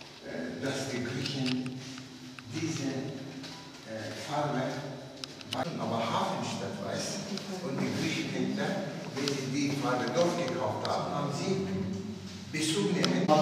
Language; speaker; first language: German; non-native, fluent; Turkish